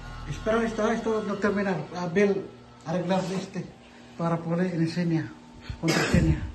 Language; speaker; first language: Spanish; non-native, learner; Filipino